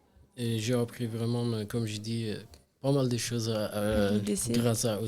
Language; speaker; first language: French; non-native, learner; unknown